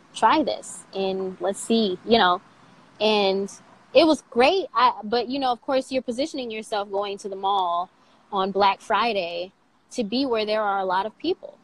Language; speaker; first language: English; native; English